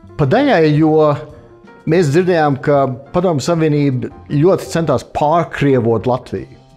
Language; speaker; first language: Latvian; early bilingual, heritage; Latvian